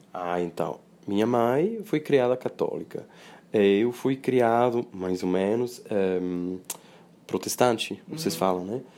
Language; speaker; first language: Portuguese; non-native, fluent; Swiss German